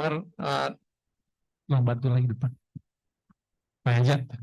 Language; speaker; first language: Indonesian; native; Indonesian